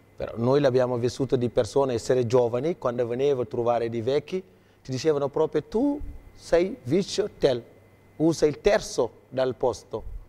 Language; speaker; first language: Italian; non-native, fluent; Wolof